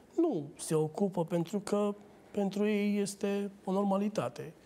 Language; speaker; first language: Romanian; native; Romanian